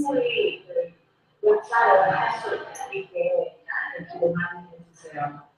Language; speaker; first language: Korean; non-native, learner; Vietnamese